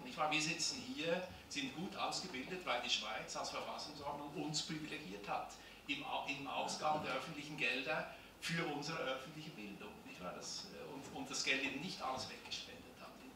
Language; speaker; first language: German; native; German